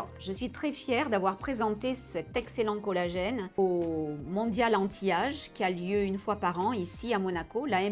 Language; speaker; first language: French; native; French